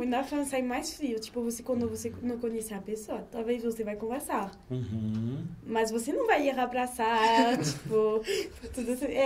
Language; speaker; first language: Portuguese; non-native, learner; French